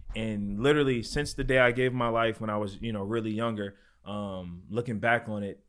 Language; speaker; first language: English; native; English